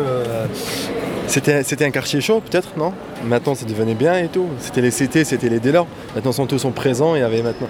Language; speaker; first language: French; native; French